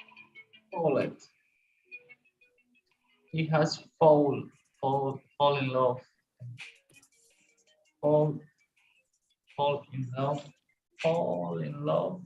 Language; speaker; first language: English; non-native, learner; Spanish